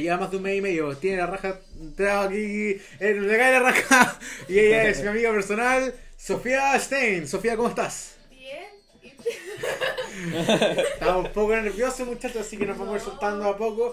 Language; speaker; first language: Spanish; native; Spanish